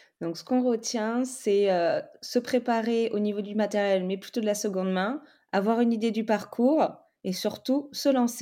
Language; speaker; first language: French; native; French